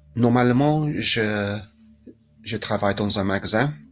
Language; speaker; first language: French; non-native, learner; English